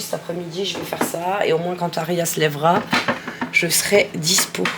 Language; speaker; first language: French; native; French